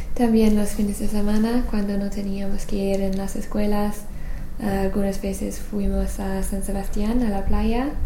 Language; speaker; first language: Spanish; non-native, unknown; English